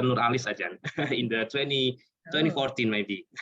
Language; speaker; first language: English; non-native, learner; Indonesian